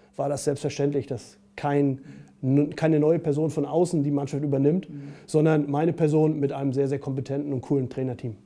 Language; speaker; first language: German; native; German